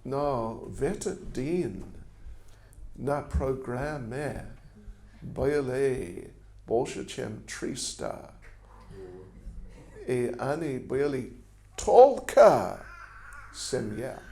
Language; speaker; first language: Russian; non-native, learner; English